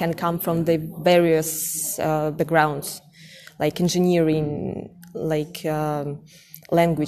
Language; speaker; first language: English; non-native, fluent; Russian